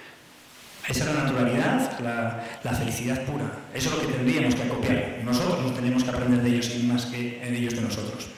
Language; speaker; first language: Spanish; native; Spanish